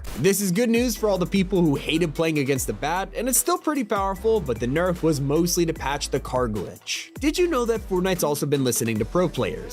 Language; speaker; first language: English; native; English